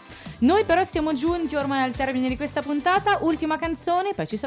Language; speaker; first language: Italian; native; Italian